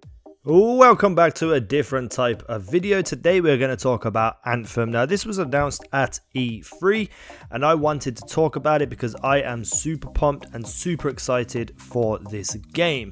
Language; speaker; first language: English; native; English